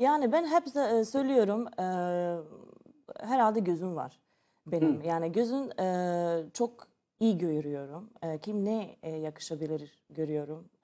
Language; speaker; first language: Turkish; non-native, learner; Serbian